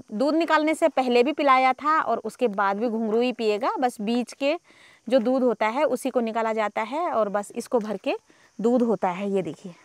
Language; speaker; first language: Hindi; non-native, local second language; Garhwali